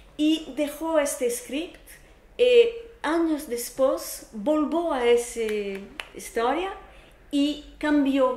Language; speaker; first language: Spanish; non-native, learner; Portuguese